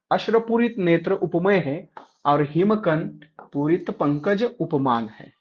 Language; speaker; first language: Hindi; non-native, local second language; Marathi